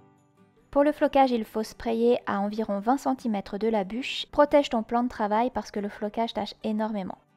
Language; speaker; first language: French; native; French